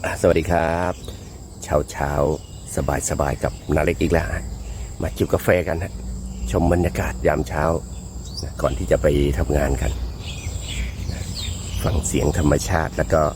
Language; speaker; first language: Thai; native; Thai